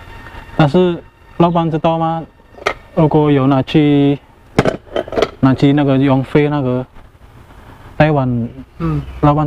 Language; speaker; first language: Chinese; non-native, learner; Indonesian